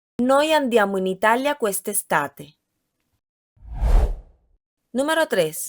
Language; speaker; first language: Italian; non-native, fluent; Spanish